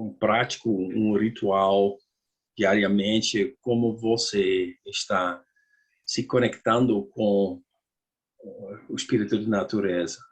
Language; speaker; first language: Portuguese; non-native, learner; Dutch